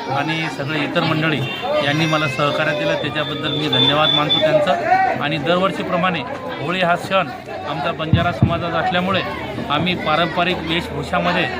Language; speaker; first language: Marathi; non-native, local second language; Lambadi